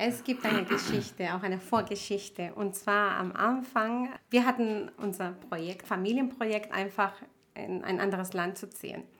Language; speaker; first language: German; non-native, fluent; Spanish